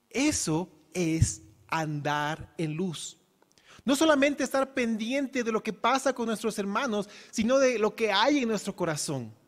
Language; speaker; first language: Spanish; native; Spanish